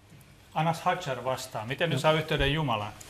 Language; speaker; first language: Finnish; native; Finnish